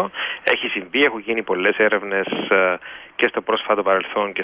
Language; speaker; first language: Greek; native; Greek